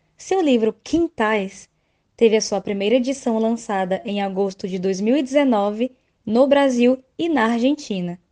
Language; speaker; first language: Portuguese; native; Portuguese